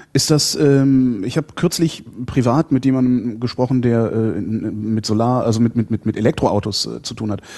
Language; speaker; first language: German; native; German